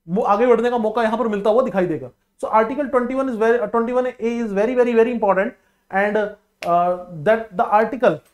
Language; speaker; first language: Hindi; non-native, local second language; Punjabi